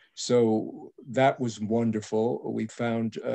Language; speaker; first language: English; early bilingual, other home language; French